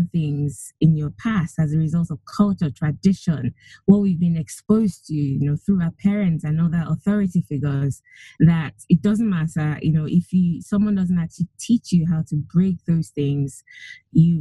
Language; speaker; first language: English; non-native, local second language; Yoruba